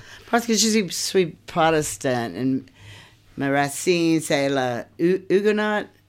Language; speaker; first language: French; non-native, learner; English